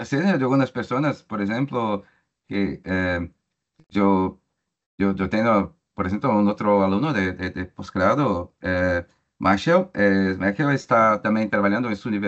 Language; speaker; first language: Spanish; non-native, learner; Portuguese